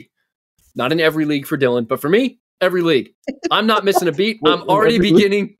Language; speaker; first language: English; native; English